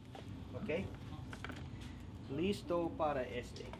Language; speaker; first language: Spanish; non-native, learner; English